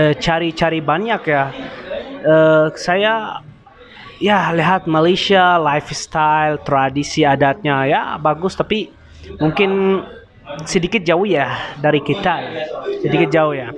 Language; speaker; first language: Indonesian; non-native, learner; Arabic